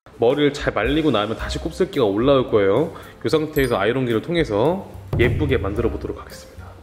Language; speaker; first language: Korean; native; Korean